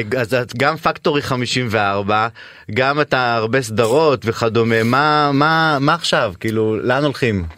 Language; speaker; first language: Hebrew; native; Hebrew